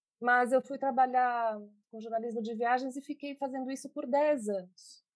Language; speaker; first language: Portuguese; early bilingual, other home language; Spanish